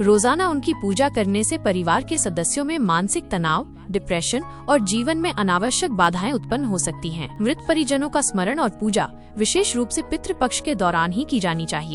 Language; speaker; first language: Hindi; native; Hindi